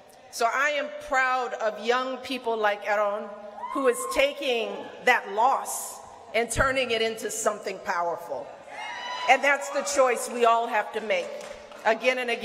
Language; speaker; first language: English; early bilingual, other home language; Spanish